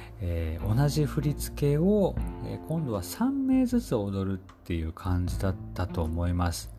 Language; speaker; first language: Japanese; native; Japanese